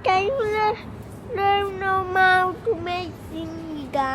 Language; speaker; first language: English; non-native, learner; Dutch